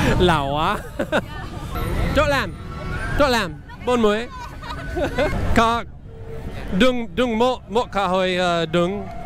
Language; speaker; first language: Vietnamese; non-native, learner; English